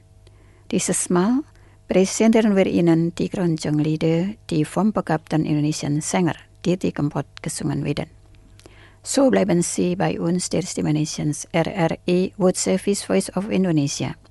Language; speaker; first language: German; non-native, fluent; Indonesian